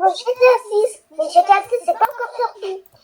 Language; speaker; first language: French; native; French